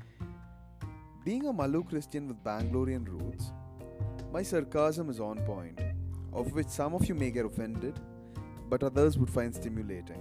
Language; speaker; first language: English; non-native, local second language; Malayalam